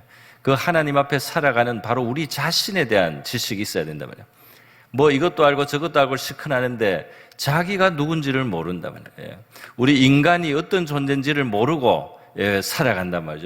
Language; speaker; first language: Korean; native; Korean